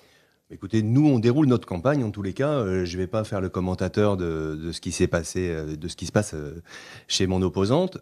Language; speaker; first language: French; native; French